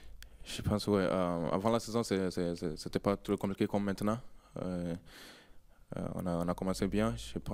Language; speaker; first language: French; non-native, learner; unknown